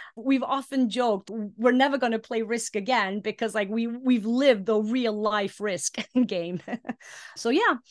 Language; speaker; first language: English; early bilingual, heritage; Icelandic